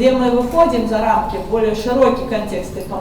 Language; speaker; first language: Russian; native; Russian